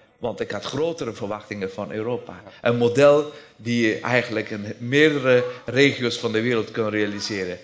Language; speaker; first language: Dutch; non-native, fluent; Persian